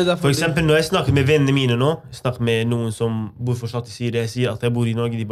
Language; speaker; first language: Norwegian; non-native, fluent; Arabic